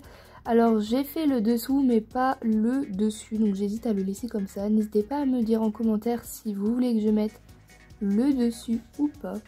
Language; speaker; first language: French; native; French